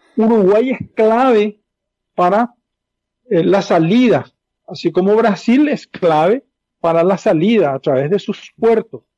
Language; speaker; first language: Spanish; native; Spanish